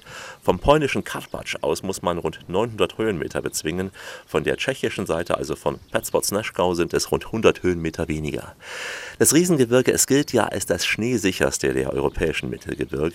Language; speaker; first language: German; native; German